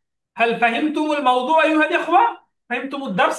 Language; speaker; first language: Arabic; non-native, fluent; Bangla